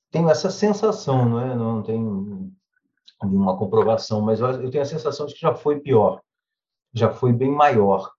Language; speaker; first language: Portuguese; native; Portuguese